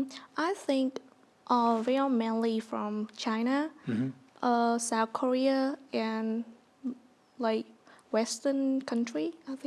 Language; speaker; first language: English; non-native, learner; Vietnamese